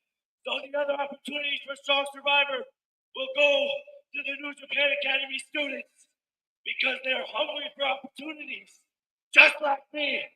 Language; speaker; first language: English; non-native, learner; Japanese